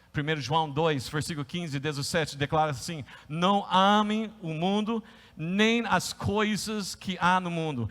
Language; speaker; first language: Portuguese; non-native, fluent; English